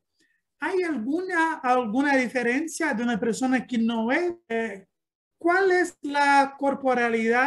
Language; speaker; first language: Spanish; non-native, learner; Portuguese